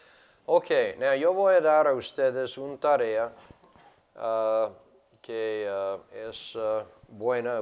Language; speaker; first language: Spanish; non-native, fluent; English